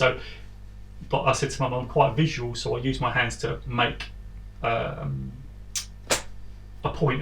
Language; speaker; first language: English; native; English